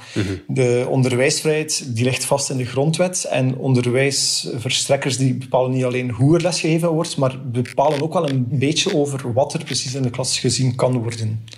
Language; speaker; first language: Dutch; native; Dutch